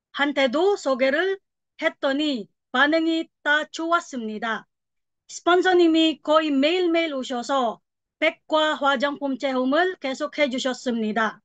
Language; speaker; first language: Korean; non-native, learner; Filipino